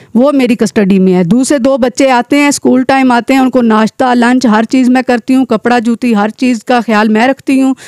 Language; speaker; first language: Urdu; non-native, local second language; Pahari-Potwari